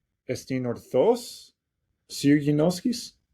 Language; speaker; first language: Greek; non-native, learner; English